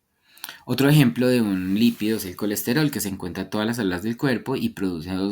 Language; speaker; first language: Spanish; native; Spanish